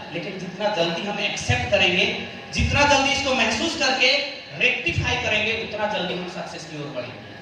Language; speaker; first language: Hindi; non-native, local second language; Nepali